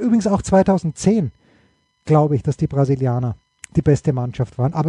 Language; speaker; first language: German; native; German